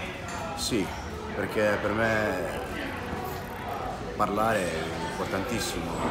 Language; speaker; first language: Italian; non-native, learner; Dutch